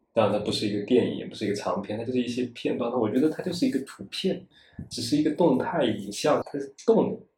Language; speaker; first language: Chinese; non-native, local second language; Wu Chinese